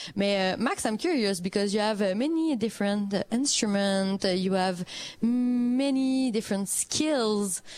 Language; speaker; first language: English; non-native, fluent; French